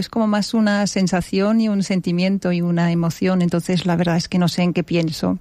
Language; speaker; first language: Spanish; non-native, fluent; German